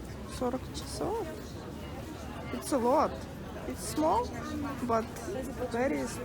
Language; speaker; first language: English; non-native, learner; Russian